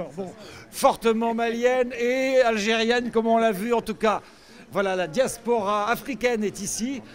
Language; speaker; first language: French; native; French